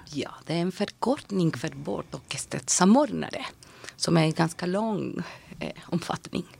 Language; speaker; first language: Swedish; non-native, fluent; Spanish